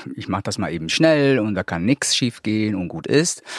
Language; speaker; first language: German; non-native, fluent; Spanish